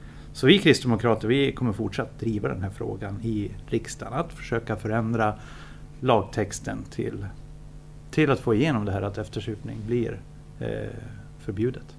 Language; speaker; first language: Swedish; native; Swedish